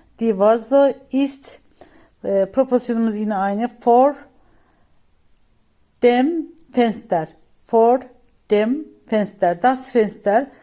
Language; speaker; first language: Turkish; native; Turkish